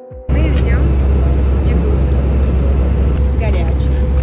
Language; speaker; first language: Russian; non-native, learner; Mongolian